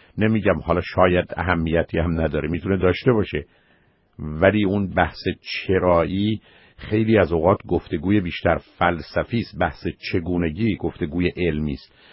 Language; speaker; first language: Persian; native; Persian